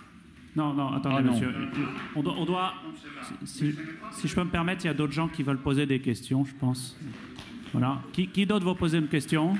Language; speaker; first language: French; native; French